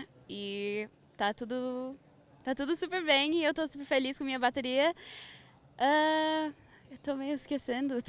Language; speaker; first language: Portuguese; early bilingual, heritage; English